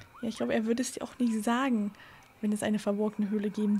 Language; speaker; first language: German; native; German